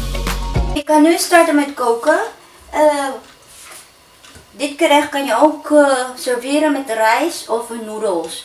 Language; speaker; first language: Dutch; non-native, fluent; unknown